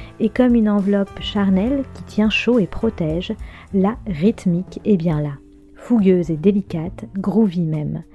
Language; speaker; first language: French; native; French